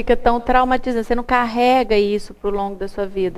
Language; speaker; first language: Portuguese; native; Portuguese